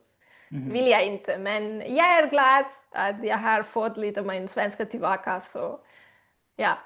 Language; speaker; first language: Swedish; non-native, learner; Spanish